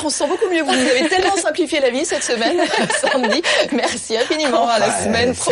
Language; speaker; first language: French; native; French